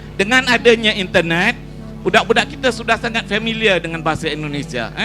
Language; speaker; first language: Malay; native; Malay